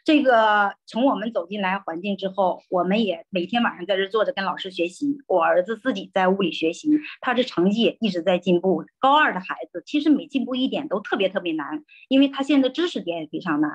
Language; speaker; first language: Chinese; native; Chinese